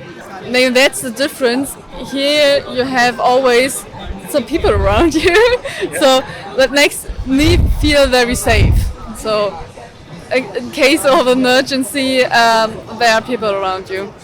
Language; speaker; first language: English; non-native, fluent; German